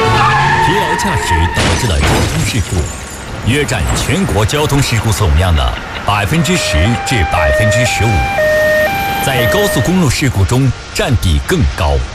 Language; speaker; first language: Chinese; native; Chinese